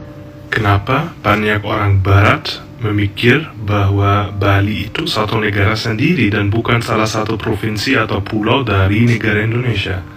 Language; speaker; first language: Indonesian; non-native, fluent; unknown